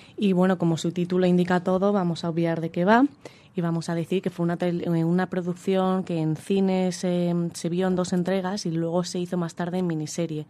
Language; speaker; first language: Spanish; native; Spanish